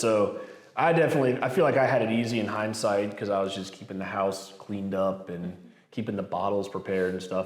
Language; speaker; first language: English; native; English